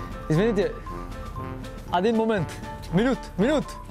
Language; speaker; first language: Russian; non-native, learner; Spanish